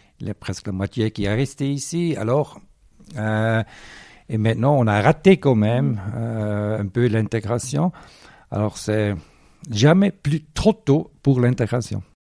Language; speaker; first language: French; non-native, local second language; Swiss German